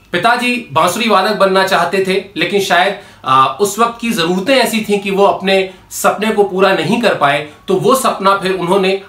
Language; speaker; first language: Hindi; native; Hindi